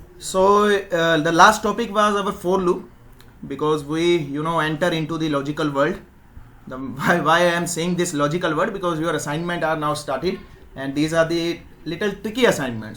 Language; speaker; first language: English; non-native, local second language; Hindi